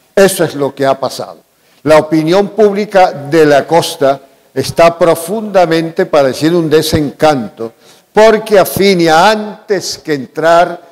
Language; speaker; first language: Spanish; native; Spanish